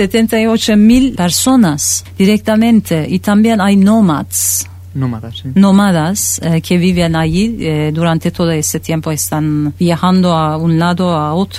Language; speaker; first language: Spanish; non-native, fluent; Turkish